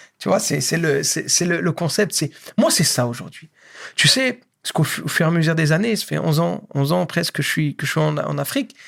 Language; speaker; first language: French; native; French